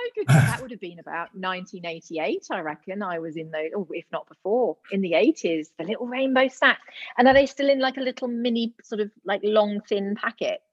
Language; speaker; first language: English; native; English